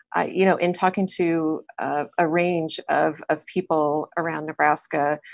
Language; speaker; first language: English; native; English